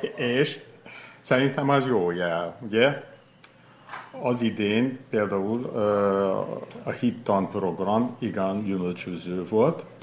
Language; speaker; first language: Hungarian; non-native, fluent; English